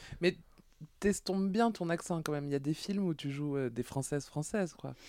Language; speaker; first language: French; native; French